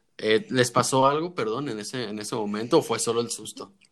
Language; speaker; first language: Spanish; native; Spanish